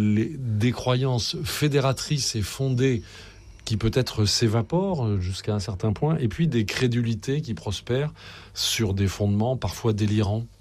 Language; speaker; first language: French; native; French